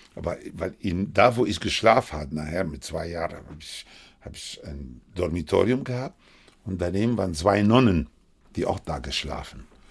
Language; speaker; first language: German; non-native, fluent; Spanish